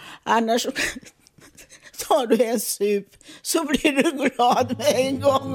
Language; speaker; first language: Swedish; non-native, fluent; Italian